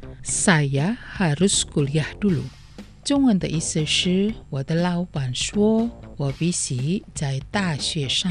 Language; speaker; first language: Chinese; non-native, learner; Indonesian